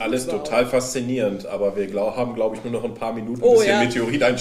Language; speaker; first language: German; native; German